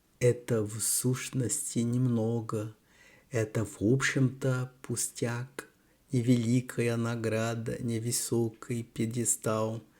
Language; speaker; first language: Russian; non-native, fluent; Portuguese